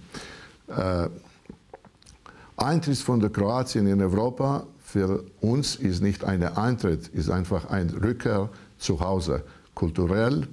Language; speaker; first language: German; non-native, learner; Croatian